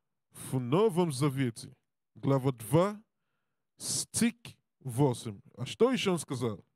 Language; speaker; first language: Russian; non-native, learner; English